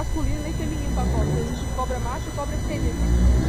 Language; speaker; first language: Portuguese; native; Portuguese